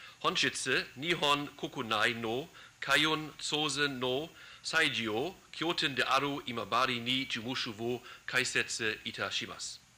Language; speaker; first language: Japanese; non-native, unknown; German